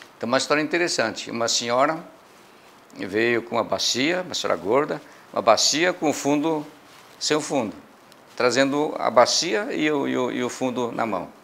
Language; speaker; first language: Portuguese; early bilingual, other home language; Japanese